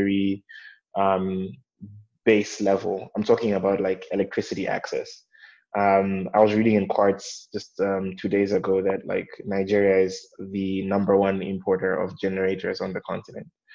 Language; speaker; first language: English; non-native, local second language; Nyanja